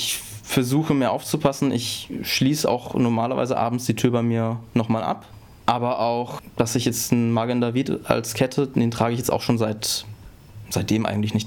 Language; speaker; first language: German; native; German